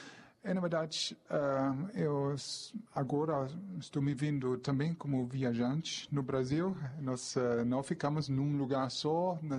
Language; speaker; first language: Portuguese; non-native, fluent; German